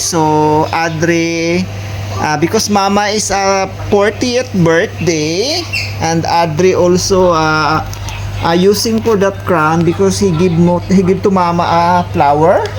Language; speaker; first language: English; non-native, learner; Filipino